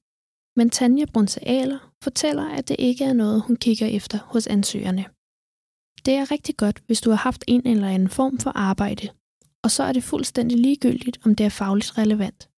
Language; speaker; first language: Danish; native; Danish